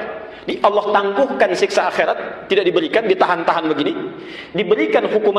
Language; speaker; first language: Indonesian; native; Indonesian